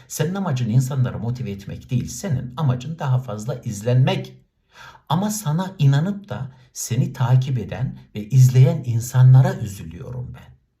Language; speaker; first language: Turkish; native; Turkish